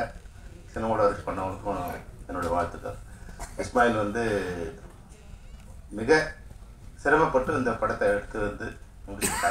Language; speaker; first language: Tamil; native; Tamil